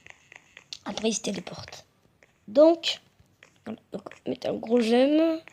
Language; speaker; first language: French; native; French